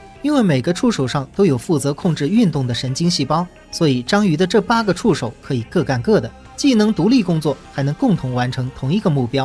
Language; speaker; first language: Chinese; native; Chinese